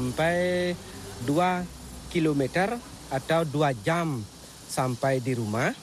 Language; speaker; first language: Indonesian; non-native, local second language; Balinese